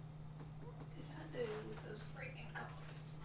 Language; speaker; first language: English; native; English